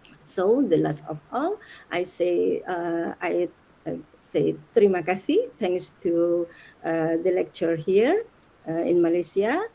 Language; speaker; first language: English; non-native, learner; Indonesian